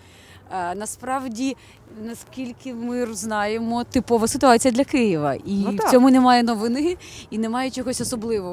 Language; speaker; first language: Ukrainian; native; Ukrainian